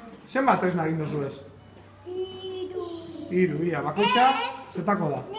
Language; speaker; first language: Basque; native; Basque